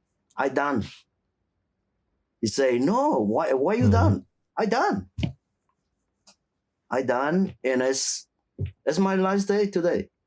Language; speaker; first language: English; non-native, learner; Spanish